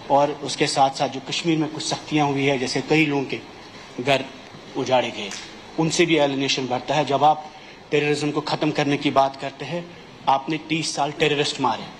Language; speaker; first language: Hindi; non-native, local second language; Kashmiri